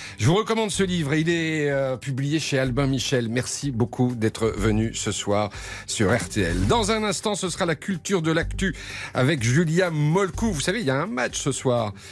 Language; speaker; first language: French; native; French